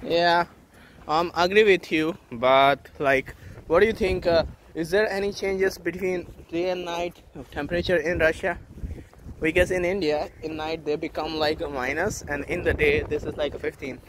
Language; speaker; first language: English; non-native, local second language; Hindi